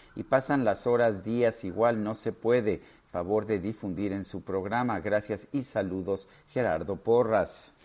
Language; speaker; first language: Spanish; native; Spanish